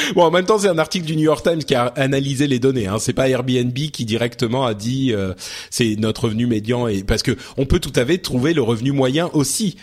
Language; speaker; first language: French; early bilingual, other home language; Arabic